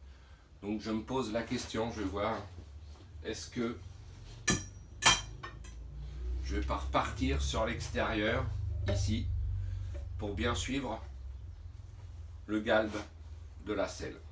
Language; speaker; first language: French; native; French